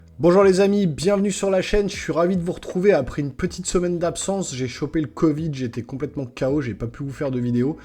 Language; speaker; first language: French; native; French